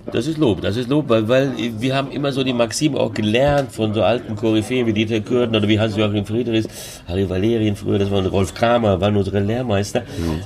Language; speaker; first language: German; early bilingual, other home language; Hungarian